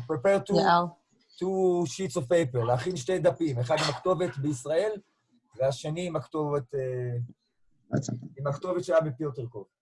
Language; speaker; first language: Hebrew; native; Hebrew